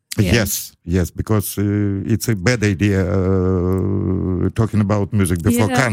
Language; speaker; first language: English; non-native, learner; Ukrainian